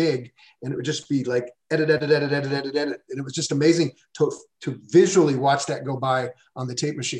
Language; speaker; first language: English; native; English